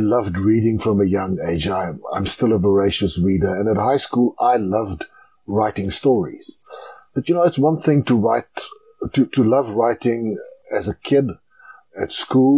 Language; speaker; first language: English; non-native, local second language; Afrikaans